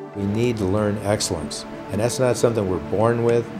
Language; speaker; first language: English; native; English